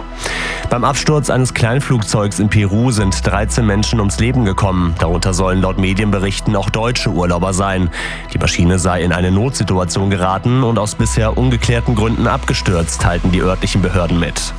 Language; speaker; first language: German; native; German